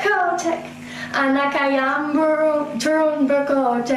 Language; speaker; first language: Indonesian; non-native, learner; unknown